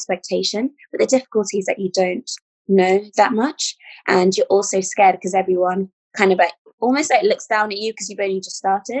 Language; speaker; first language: English; native; English